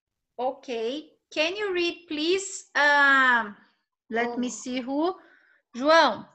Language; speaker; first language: English; non-native, fluent; Portuguese